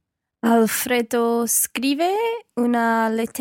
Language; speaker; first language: Italian; non-native, learner; English